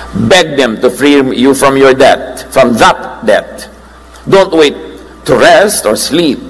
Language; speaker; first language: English; non-native, local second language; Filipino